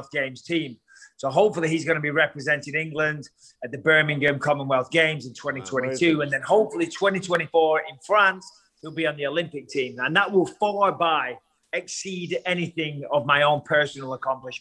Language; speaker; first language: English; native; English